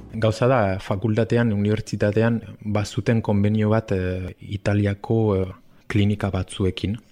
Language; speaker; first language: Basque; non-native, local second language; Spanish